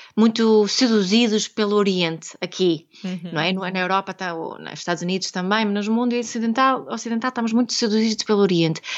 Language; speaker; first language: Portuguese; non-native, fluent; Swedish